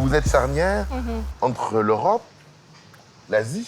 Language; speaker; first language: French; native; French